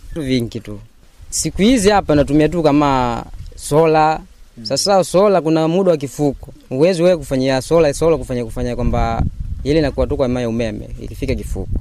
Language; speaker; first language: Swahili; non-native, local second language; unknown